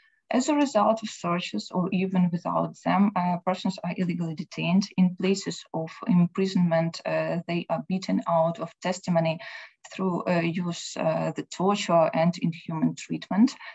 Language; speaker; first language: English; non-native, learner; Ukrainian